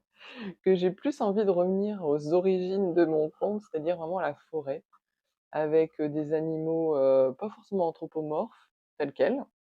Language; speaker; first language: French; native; French